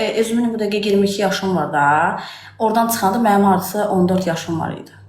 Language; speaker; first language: Azerbaijani; non-native, local second language; Talysh